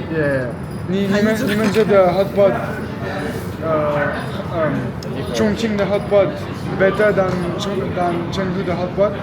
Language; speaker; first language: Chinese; non-native, learner; French